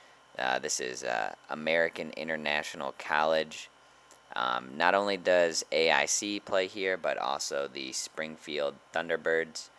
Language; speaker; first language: English; native; English